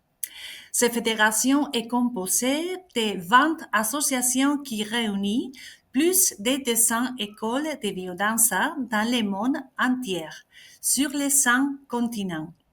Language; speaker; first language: French; non-native, fluent; Spanish